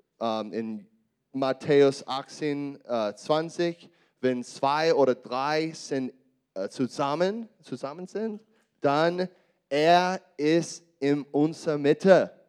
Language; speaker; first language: German; non-native, learner; English